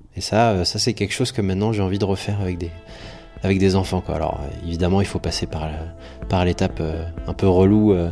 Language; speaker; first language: French; native; French